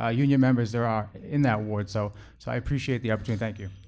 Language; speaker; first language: English; native; English